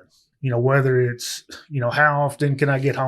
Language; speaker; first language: English; native; English